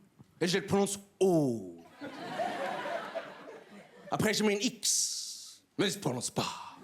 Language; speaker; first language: French; non-native, fluent; English